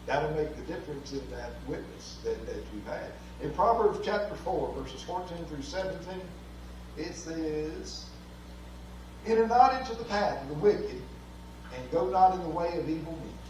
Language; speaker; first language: English; native; English